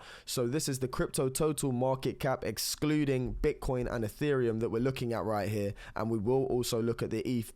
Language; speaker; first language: English; native; English